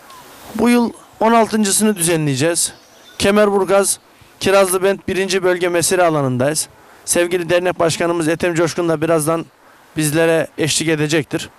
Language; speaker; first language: Turkish; native; Turkish